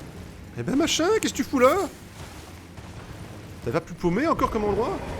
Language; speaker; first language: French; native; French